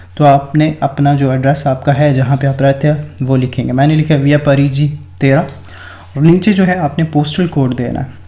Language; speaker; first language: Urdu; non-native, local second language; Punjabi